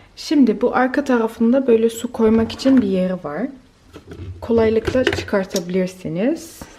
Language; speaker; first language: Turkish; early bilingual, heritage; Turkish